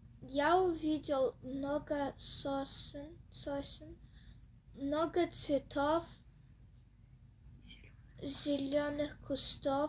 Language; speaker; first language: Russian; early bilingual, heritage; Russian